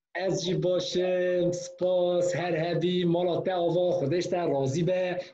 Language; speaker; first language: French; non-native, fluent; Kurdish